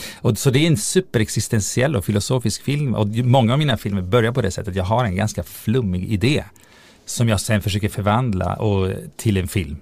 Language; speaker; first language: Swedish; non-native, fluent; Italian